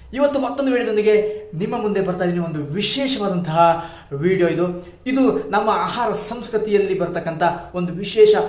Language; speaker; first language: Kannada; non-native, local second language; Kodava